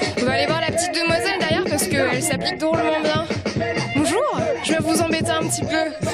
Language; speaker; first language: French; native; French